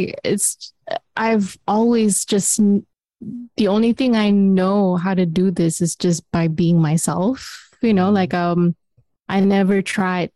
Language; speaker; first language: English; non-native, local second language; Malay